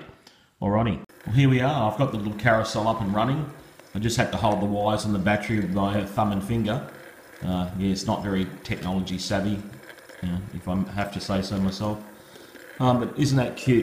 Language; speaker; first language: English; native; English